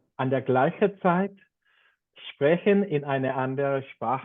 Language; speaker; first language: German; non-native, fluent; Spanish